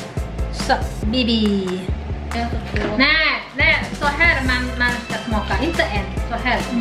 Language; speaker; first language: Swedish; non-native, learner; Indonesian